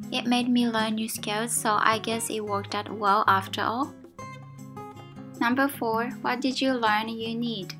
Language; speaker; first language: English; non-native, fluent; Japanese